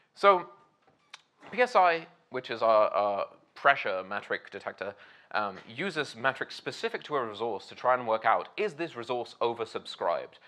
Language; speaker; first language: English; native; English